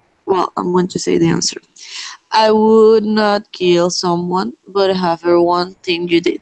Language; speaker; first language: English; non-native, learner; Spanish